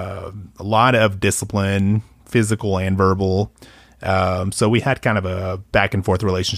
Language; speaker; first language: English; early bilingual, other home language; Spanish